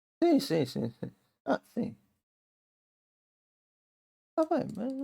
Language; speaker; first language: Portuguese; native; Portuguese